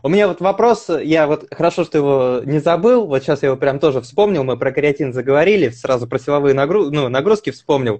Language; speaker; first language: Russian; native; Russian